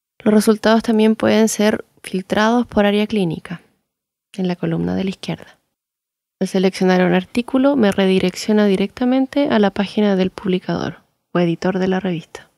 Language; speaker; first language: Spanish; native; Spanish